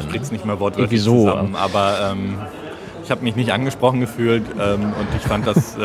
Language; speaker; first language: German; native; German